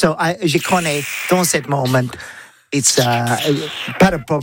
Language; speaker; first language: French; non-native, learner; English